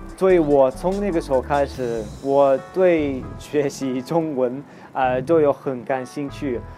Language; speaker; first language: Chinese; non-native, fluent; Dutch